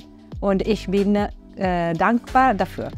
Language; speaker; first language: German; non-native, fluent; Italian